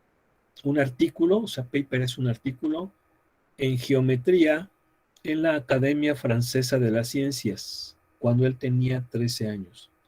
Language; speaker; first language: Spanish; native; Spanish